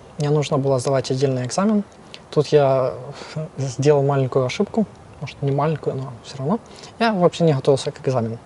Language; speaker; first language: Russian; non-native, local second language; Ukrainian